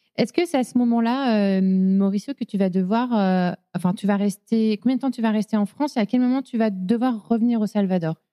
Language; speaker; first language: French; native; French